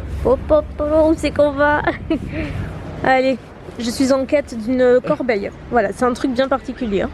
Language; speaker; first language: French; native; French